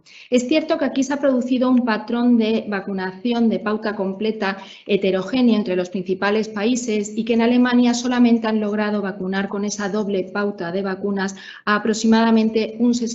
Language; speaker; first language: Spanish; native; Spanish